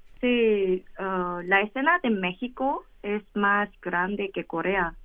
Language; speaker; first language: Spanish; non-native, learner; Korean